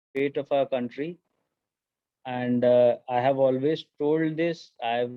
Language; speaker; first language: English; non-native, local second language; Hindi